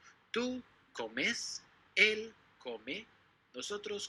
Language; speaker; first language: Spanish; non-native, fluent; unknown